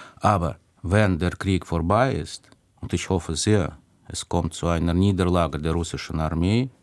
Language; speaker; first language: German; non-native, fluent; Russian